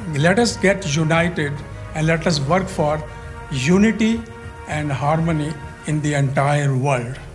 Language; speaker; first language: English; non-native, local second language; Nepali